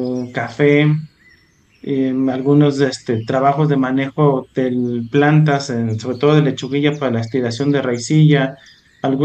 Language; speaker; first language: Spanish; native; Spanish